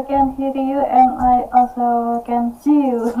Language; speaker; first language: English; non-native, learner; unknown